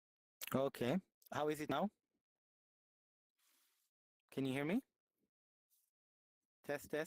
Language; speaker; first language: English; non-native, fluent; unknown